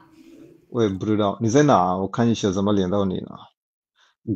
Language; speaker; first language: Chinese; non-native, learner; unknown